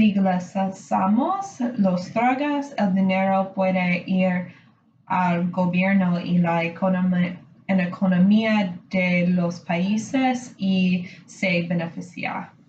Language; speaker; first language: Spanish; non-native, learner; English